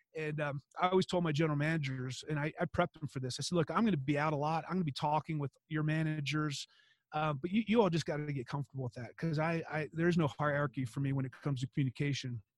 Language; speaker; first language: English; native; English